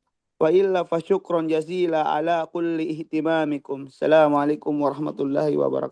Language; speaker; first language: Arabic; non-native, learner; Indonesian